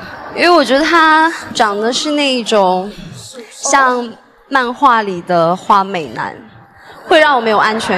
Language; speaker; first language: Chinese; native; Chinese